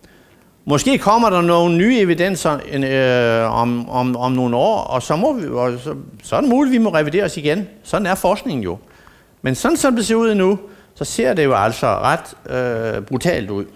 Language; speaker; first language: Danish; native; Danish